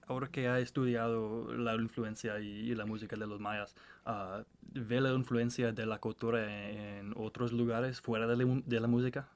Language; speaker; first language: Spanish; non-native, learner; English